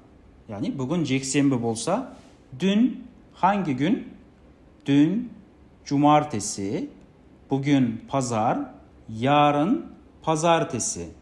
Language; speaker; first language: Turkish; non-native, fluent; Kazakh